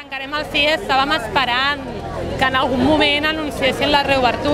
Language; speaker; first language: Catalan; native; Catalan